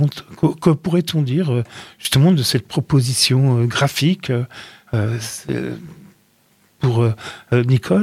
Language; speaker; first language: French; native; French